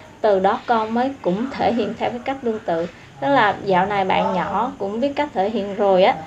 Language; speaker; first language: Vietnamese; non-native, local second language; Eastern Cham